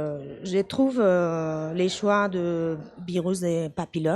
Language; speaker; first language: French; non-native, learner; Spanish